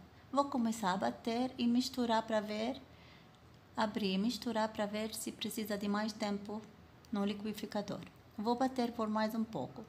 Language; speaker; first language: Portuguese; non-native, fluent; Arabic